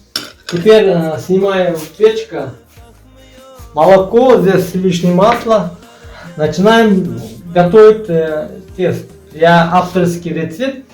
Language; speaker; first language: Russian; non-native, learner; Uzbek